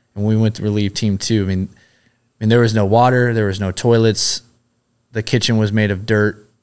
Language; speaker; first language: English; native; English